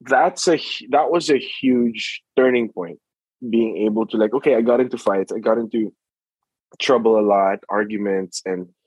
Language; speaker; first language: English; non-native, local second language; Filipino